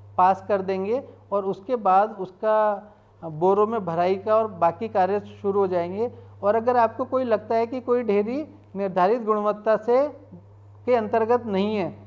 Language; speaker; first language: Hindi; native; Hindi